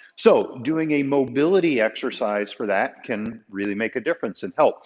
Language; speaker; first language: English; native; English